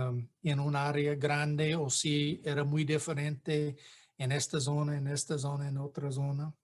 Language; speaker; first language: Spanish; non-native, fluent; English